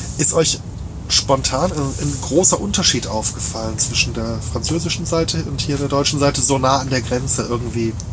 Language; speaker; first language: German; native; German